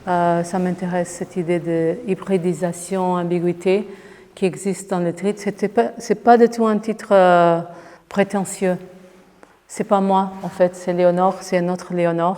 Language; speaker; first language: French; non-native, fluent; Portuguese